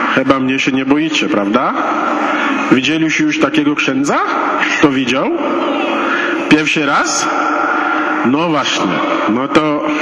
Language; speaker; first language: Polish; non-native, fluent; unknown